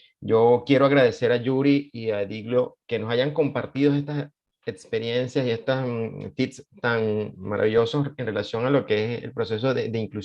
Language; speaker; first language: Spanish; native; Spanish